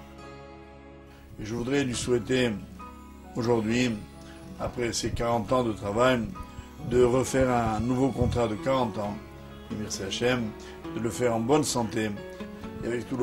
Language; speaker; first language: French; native; French